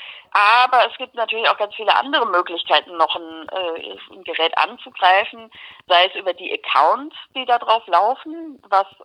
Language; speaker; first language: German; native; German